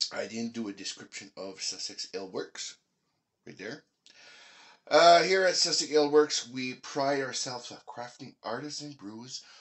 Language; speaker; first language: English; early bilingual, other home language; French